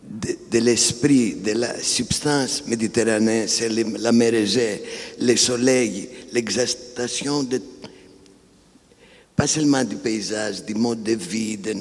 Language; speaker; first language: French; non-native, fluent; Greek